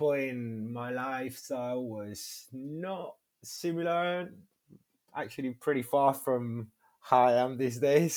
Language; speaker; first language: English; non-native, fluent; Spanish